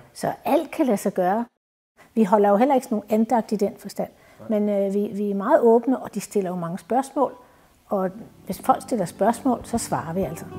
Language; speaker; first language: Danish; native; Danish